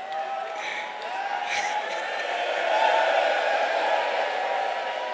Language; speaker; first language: English; non-native, local second language; Swahili